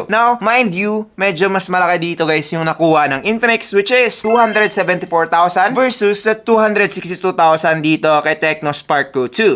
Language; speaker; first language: Filipino; native; Filipino